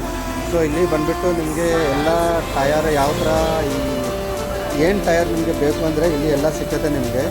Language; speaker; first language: Kannada; non-native, learner; Hindi